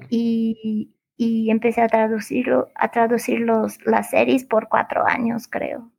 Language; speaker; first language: Spanish; non-native, fluent; Portuguese